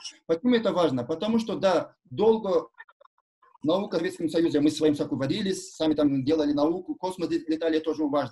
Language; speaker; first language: Russian; non-native, local second language; Kyrgyz